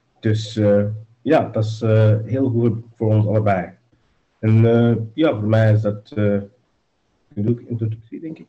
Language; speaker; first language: Dutch; non-native, learner; English